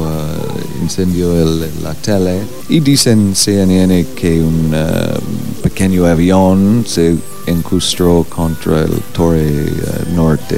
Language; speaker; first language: Spanish; non-native, learner; English